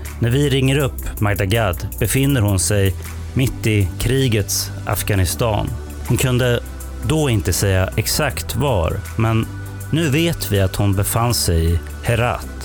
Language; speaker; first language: Swedish; native; Swedish